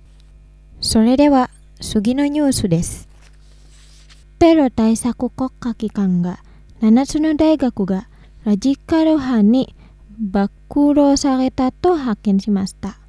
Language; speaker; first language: Japanese; non-native, fluent; Indonesian